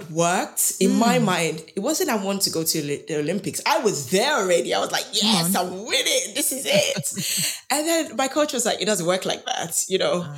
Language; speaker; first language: English; non-native, local second language; Yoruba